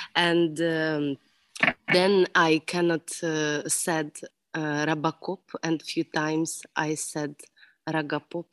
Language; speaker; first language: English; non-native, learner; Ukrainian